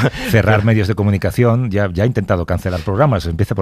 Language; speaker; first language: Spanish; native; Spanish